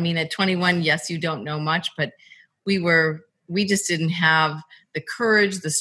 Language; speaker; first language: English; native; English